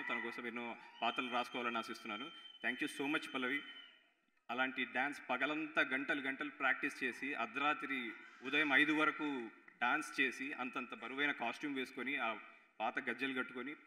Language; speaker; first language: Telugu; native; Telugu